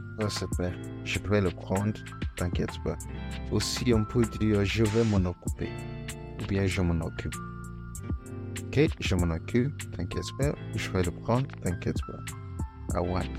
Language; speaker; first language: French; non-native, fluent; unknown